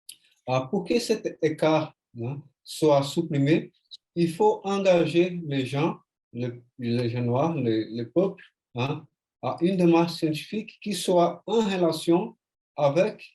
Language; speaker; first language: French; non-native, fluent; Portuguese